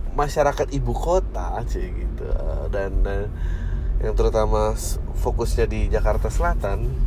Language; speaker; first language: Indonesian; native; Indonesian